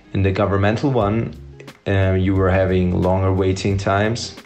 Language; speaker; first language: English; non-native, fluent; German